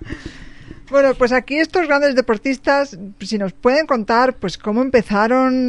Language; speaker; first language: Spanish; native; Spanish